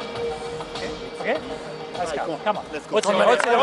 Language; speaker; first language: German; native; German